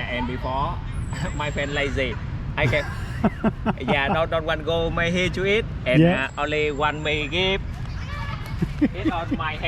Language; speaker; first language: English; non-native, learner; Vietnamese